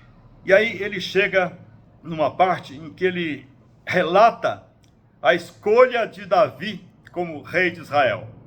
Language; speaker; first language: Portuguese; native; Portuguese